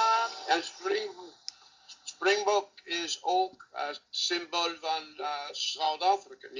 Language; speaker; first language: Dutch; non-native, learner; English